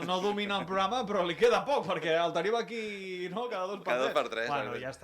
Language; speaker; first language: Catalan; native; Catalan